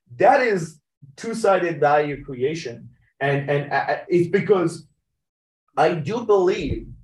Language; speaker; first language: English; early bilingual, other home language; Persian